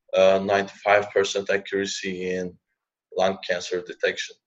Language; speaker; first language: English; non-native, fluent; Turkish